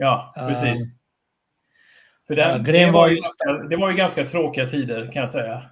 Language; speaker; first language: Swedish; native; Swedish